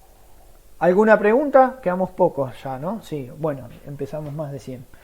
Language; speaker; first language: Spanish; native; Spanish